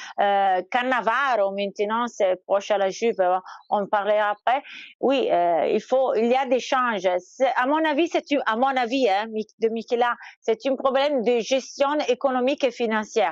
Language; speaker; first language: French; non-native, fluent; Italian